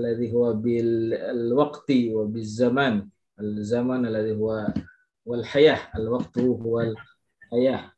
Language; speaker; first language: Arabic; non-native, fluent; Indonesian